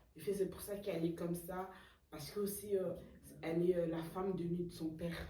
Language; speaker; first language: French; early bilingual, other home language; Lingala